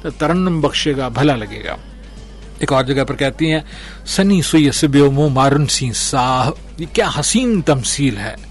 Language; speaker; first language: Urdu; non-native, local second language; Sindhi